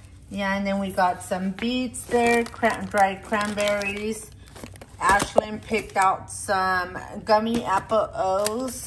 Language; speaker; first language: English; early bilingual, other home language; Spanish